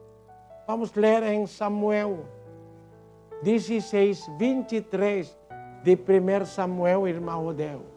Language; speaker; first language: Portuguese; non-native, learner; Filipino